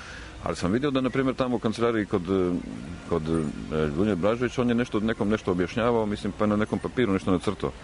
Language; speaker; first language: Croatian; native; Croatian